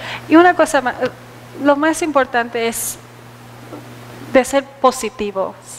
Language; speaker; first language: Spanish; early bilingual, heritage; Spanish